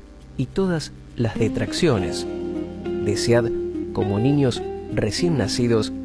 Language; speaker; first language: Spanish; native; Spanish